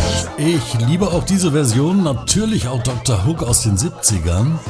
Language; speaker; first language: German; native; German